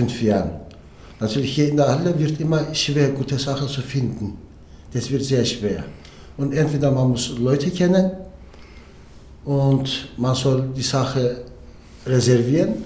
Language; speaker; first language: German; non-native, learner; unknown